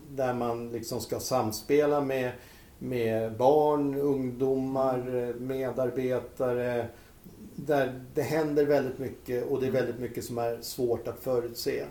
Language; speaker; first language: Swedish; native; Swedish